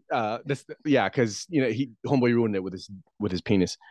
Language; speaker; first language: English; non-native, local second language; Filipino